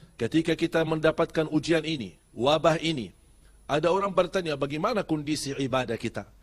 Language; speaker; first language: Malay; non-native, fluent; Arabic